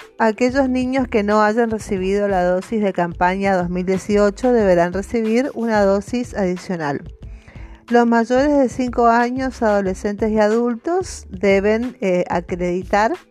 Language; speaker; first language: Spanish; native; Spanish